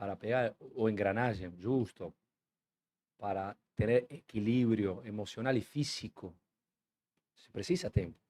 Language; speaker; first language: Portuguese; non-native, fluent; Spanish